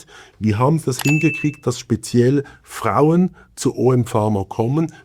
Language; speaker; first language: German; native; German